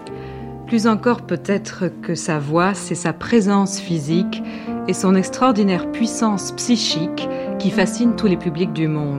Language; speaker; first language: French; native; French